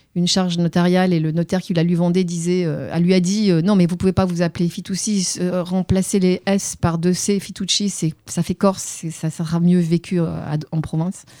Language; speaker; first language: French; native; French